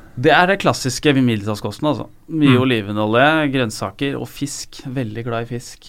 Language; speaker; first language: Norwegian; native; Norwegian